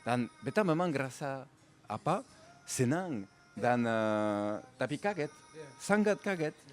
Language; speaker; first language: Indonesian; non-native, fluent; French